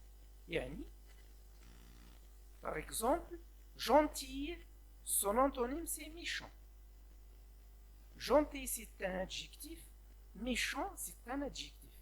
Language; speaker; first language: French; non-native, local second language; Arabic